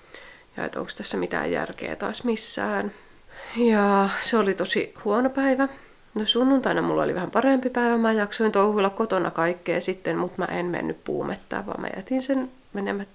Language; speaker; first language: Finnish; native; Finnish